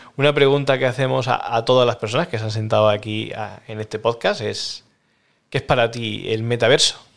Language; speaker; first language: Spanish; native; Spanish